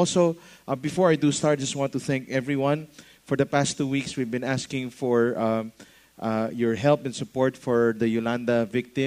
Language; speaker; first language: English; non-native, local second language; Filipino